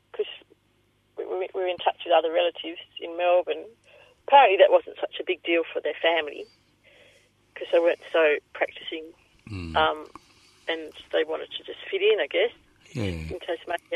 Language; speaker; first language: English; native; English